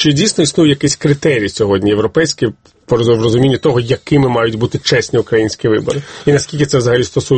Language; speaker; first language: Ukrainian; native; Ukrainian